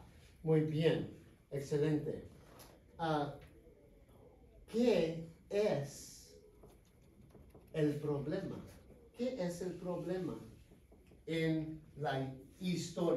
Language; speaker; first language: Spanish; non-native, fluent; English